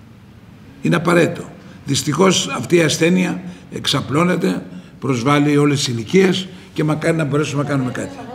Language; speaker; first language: Greek; native; Greek